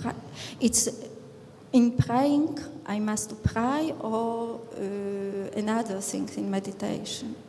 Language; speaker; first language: English; non-native, learner; French